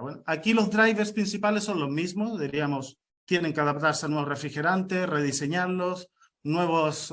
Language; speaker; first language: Spanish; native; Spanish